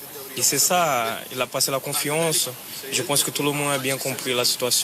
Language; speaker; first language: French; non-native, fluent; Portuguese